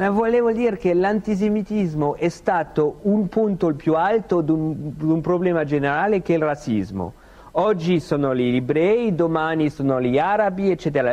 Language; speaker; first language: Italian; non-native, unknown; French